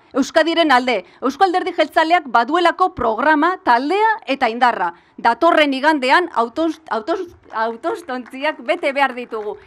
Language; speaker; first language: Basque; non-native, local second language; Spanish